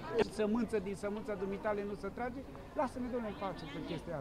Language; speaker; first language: Romanian; non-native, local second language; Romany